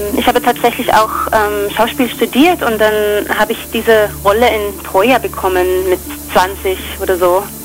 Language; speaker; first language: German; non-native, fluent; Swedish